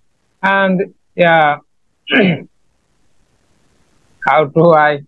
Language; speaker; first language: English; non-native, learner; Bangla